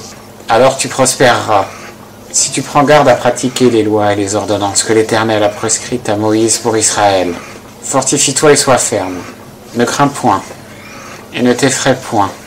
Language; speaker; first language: French; native; French